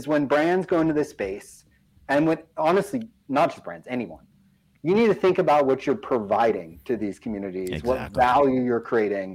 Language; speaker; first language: English; native; English